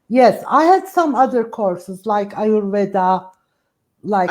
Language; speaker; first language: English; non-native, fluent; Turkish